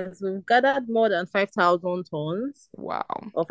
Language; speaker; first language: English; non-native, local second language; Igbo